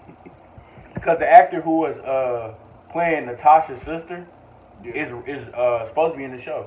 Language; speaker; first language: English; native; English